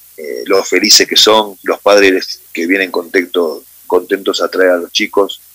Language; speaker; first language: Spanish; native; Spanish